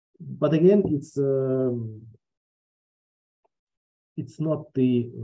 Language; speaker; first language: English; non-native, fluent; Russian